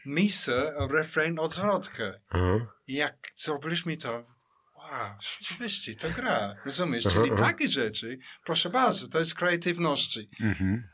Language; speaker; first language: Polish; non-native, fluent; English